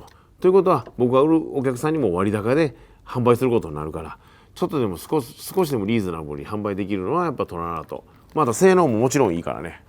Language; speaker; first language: Japanese; native; Japanese